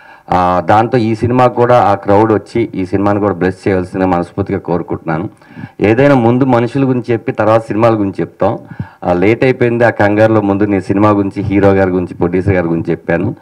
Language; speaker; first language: Telugu; native; Telugu